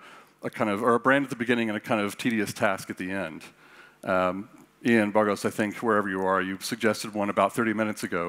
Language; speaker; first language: English; native; English